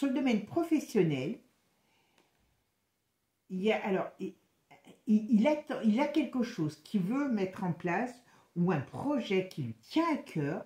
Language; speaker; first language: French; native; French